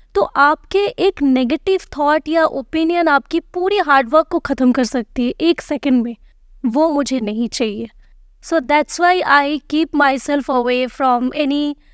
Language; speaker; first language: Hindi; non-native, local second language; Bangla